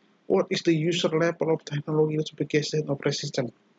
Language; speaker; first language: English; non-native, learner; Indonesian